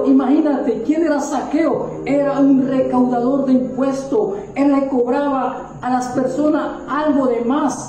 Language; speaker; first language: Spanish; native; Spanish